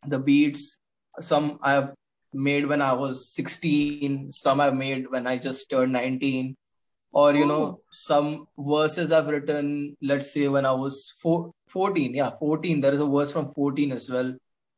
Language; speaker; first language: English; non-native, local second language; Hindi